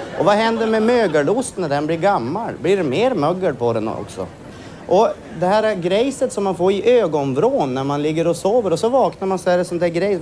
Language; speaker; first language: Swedish; native; Swedish